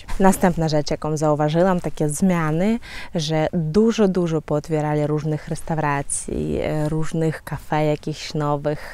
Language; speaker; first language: Polish; non-native, fluent; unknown